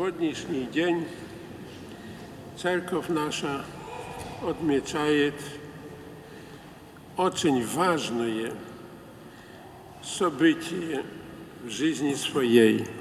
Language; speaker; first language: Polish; non-native, local second language; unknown